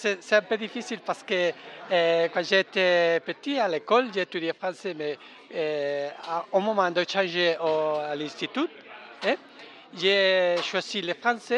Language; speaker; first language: French; non-native, learner; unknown